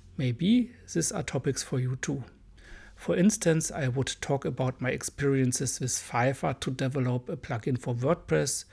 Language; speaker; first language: English; non-native, fluent; German